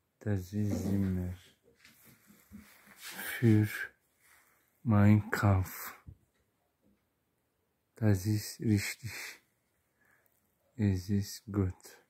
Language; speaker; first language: German; non-native, learner; Turkish